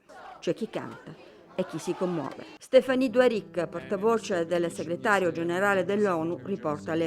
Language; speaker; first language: Italian; native; Italian